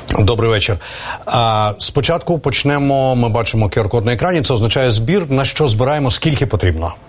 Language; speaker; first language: Ukrainian; native; Ukrainian